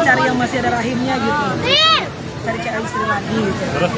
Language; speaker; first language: Indonesian; native; Indonesian